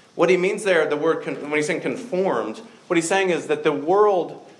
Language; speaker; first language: English; native; English